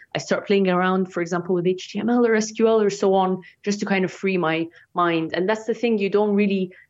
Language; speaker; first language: English; non-native, fluent; Arabic